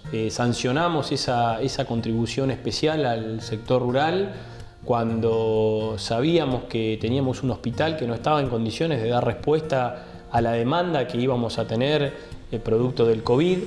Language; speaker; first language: Spanish; native; Spanish